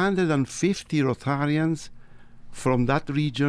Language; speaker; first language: English; non-native, fluent; Italian